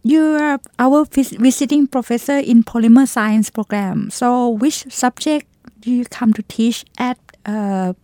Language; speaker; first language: English; non-native, fluent; Thai